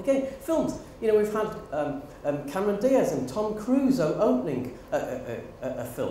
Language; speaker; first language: English; native; English